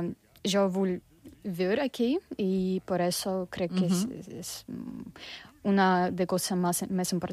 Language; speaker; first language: Catalan; non-native, learner; Russian